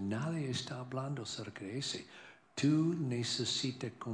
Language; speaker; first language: Spanish; non-native, learner; English